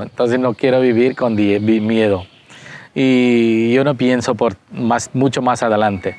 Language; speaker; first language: Spanish; non-native, fluent; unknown